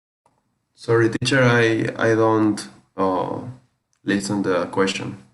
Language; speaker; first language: English; non-native, learner; Spanish